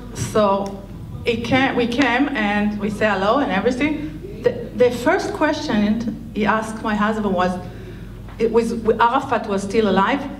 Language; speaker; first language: English; non-native, fluent; Hebrew